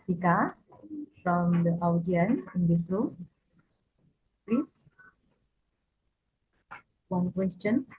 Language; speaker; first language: English; non-native, fluent; Indonesian